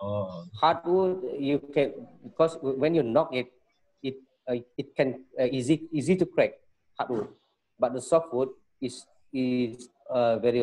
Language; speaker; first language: English; non-native, local second language; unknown